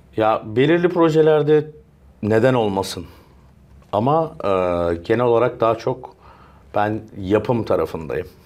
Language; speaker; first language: Turkish; early bilingual, heritage; Turkish